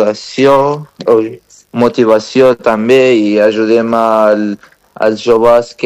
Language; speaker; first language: Catalan; non-native, fluent; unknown